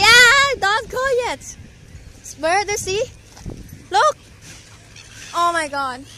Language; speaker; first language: English; non-native, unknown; Thai